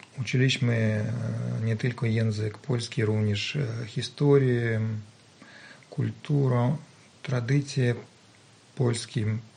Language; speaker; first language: Polish; non-native, learner; Ukrainian